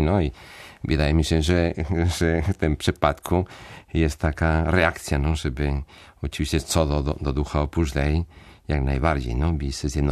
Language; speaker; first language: Polish; non-native, fluent; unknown